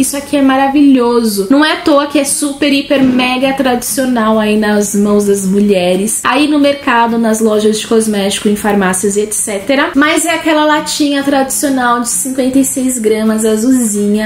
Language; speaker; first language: Portuguese; native; Portuguese